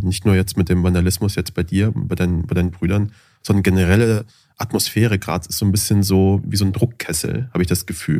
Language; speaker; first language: German; early bilingual, other home language; Persian